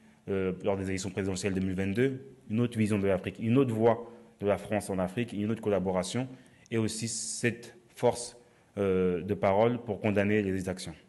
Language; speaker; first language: French; native; French